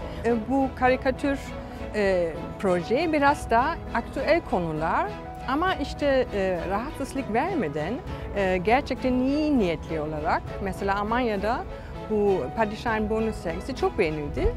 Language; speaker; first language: Turkish; non-native, fluent; German